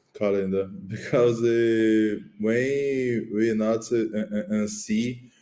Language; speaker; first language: English; non-native, learner; Portuguese